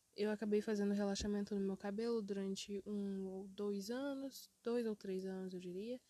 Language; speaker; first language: Portuguese; early bilingual, other home language; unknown